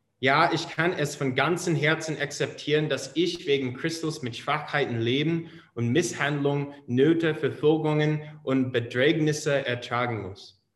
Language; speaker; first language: German; non-native, fluent; English